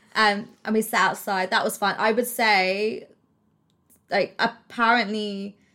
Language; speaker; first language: English; native; English